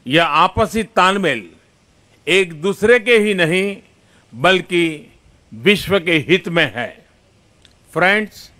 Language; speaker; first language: Hindi; non-native, local second language; Gujarati